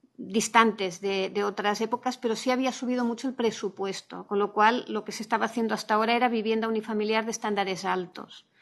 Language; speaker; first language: Spanish; non-native, local second language; Catalan